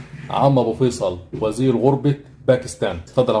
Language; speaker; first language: Arabic; native; Arabic